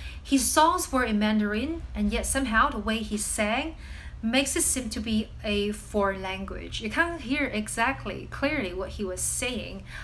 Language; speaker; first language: English; non-native, fluent; Chinese